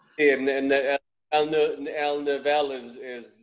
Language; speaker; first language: Spanish; non-native, learner; English